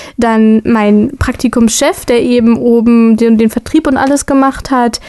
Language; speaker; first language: German; native; German